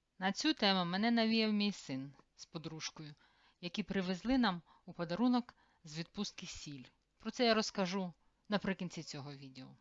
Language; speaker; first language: Ukrainian; native; Ukrainian